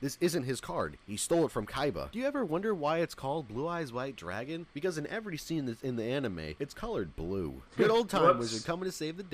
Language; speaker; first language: English; native; English